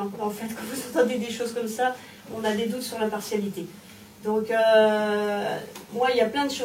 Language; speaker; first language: French; native; French